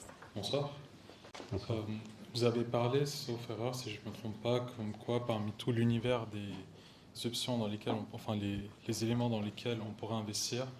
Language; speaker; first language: French; native; French